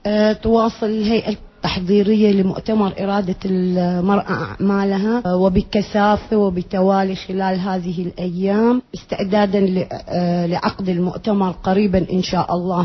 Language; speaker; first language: Arabic; native; Arabic